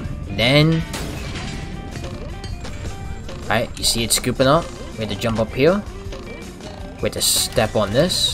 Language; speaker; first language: English; native; English